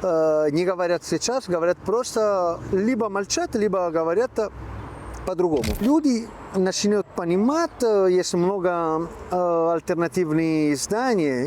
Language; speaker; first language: Russian; non-native, learner; Italian